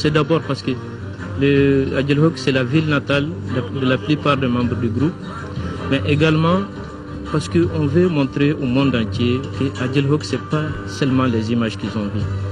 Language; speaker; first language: French; non-native, local second language; Tamasheq